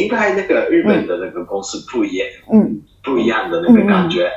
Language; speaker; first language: Chinese; non-native, fluent; Japanese